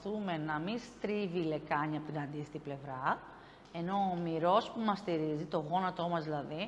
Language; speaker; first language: Greek; native; Greek